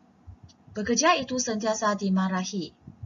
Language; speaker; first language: Indonesian; non-native, local second language; Chinese